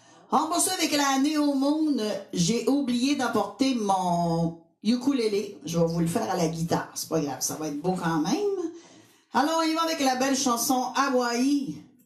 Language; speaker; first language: French; native; French